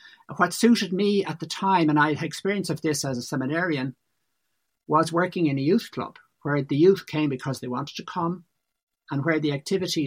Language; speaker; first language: English; native; English